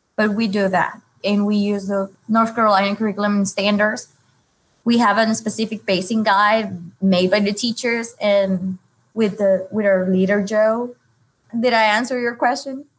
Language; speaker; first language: English; non-native, fluent; Spanish